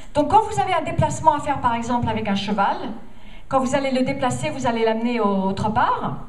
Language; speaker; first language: French; non-native, fluent; English